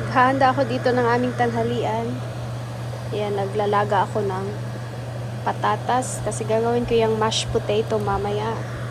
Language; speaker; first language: Filipino; non-native, local second language; Cebuano